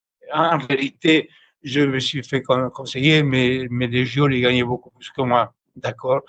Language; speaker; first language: French; non-native, fluent; Spanish